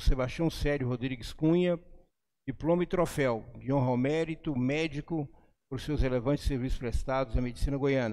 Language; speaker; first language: Portuguese; native; Portuguese